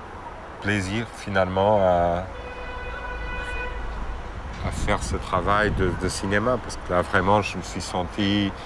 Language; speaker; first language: French; non-native, fluent; Portuguese